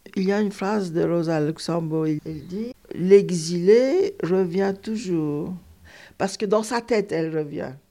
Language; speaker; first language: French; non-native, fluent; Turkish